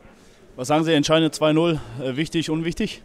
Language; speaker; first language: German; native; German